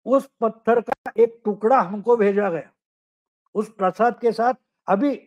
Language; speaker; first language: Hindi; non-native, local second language; Marathi